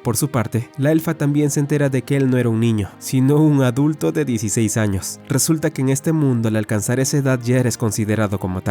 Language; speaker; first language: Spanish; native; Spanish